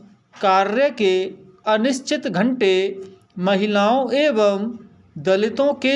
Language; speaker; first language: Hindi; native; Hindi